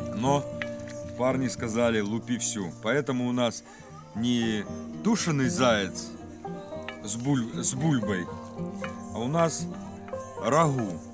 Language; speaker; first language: Russian; native; Russian